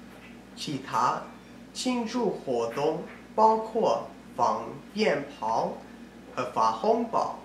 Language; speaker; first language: Chinese; non-native, learner; English